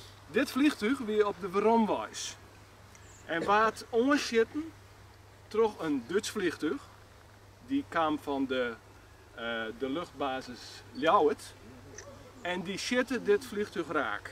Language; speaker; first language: Dutch; non-native, local second language; Western Frisian